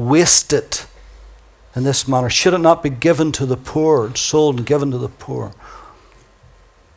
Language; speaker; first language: English; native; English